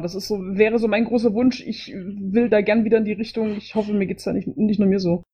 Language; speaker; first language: German; native; German